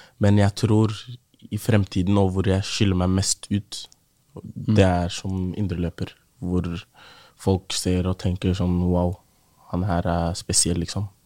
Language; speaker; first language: Norwegian; early bilingual, other home language; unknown